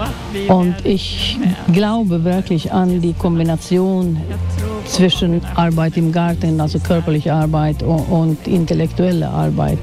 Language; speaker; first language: German; non-native, fluent; Swedish